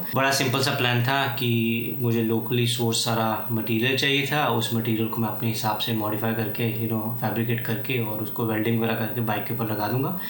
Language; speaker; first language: Hindi; native; Hindi